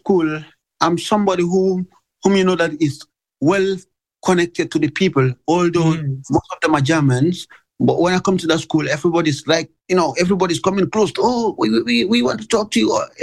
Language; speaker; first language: English; non-native, local second language; Mandingo